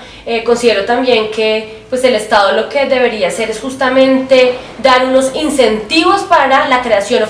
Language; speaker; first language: Spanish; native; Spanish